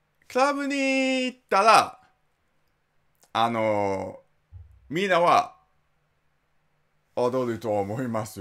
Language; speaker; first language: Japanese; non-native, learner; English